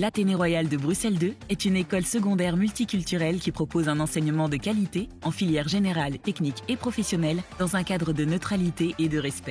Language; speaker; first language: French; native; French